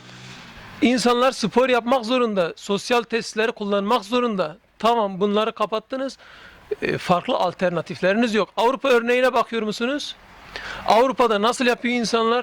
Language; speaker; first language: Turkish; native; Turkish